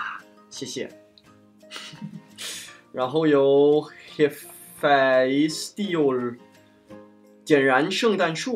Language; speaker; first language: Chinese; non-native, fluent; Danish